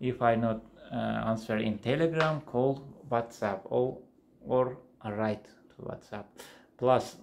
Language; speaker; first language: English; non-native, learner; Russian